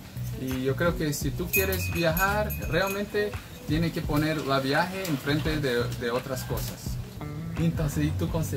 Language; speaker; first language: Spanish; non-native, fluent; English